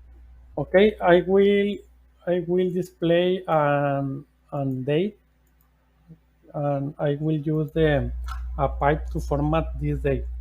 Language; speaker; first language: English; non-native, learner; Spanish